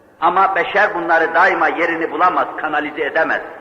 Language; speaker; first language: Turkish; native; Turkish